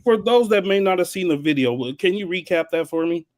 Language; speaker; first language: English; native; English